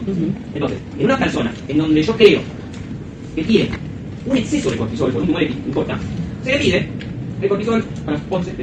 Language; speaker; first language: Spanish; native; Spanish